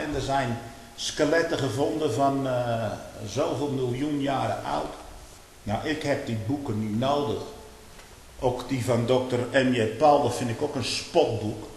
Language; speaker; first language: Dutch; native; Dutch